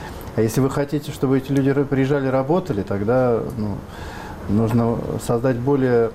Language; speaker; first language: Russian; native; Russian